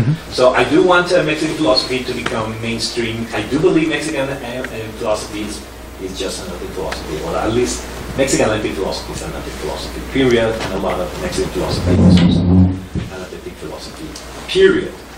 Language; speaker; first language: English; non-native, fluent; Spanish